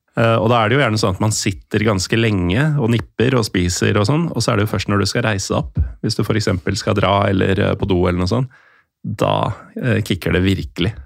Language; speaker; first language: Norwegian; native; Norwegian